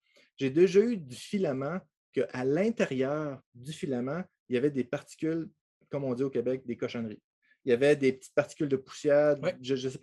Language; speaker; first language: French; native; French